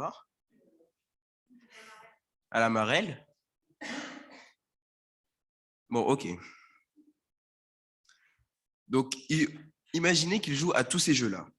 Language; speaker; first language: French; native; French